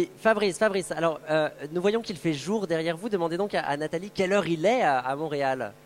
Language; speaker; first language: French; native; French